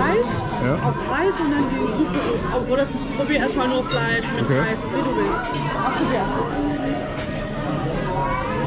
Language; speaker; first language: German; early bilingual, other home language; Arabic